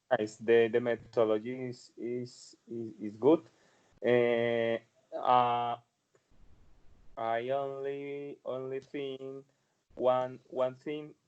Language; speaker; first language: English; non-native, learner; Spanish